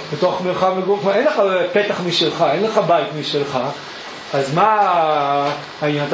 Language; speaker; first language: Hebrew; early bilingual, other home language; English